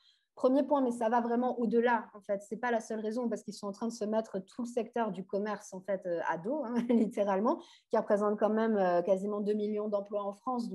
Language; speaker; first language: French; native; French